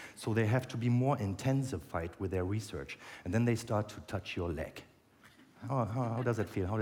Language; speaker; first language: English; non-native, fluent; German